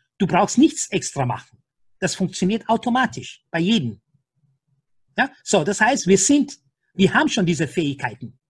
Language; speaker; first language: German; non-native, fluent; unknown